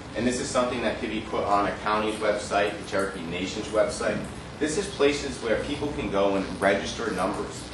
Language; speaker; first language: English; native; English